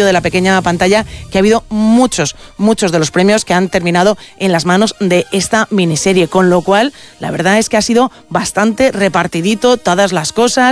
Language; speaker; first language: Spanish; native; Spanish